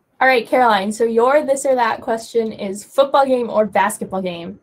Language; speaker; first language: English; native; English